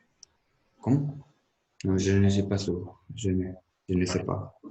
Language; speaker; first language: French; non-native, learner; Spanish